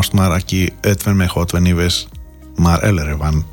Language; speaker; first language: Hungarian; non-native, learner; Greek